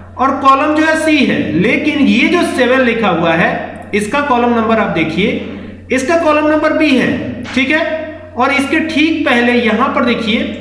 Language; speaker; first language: Hindi; native; Hindi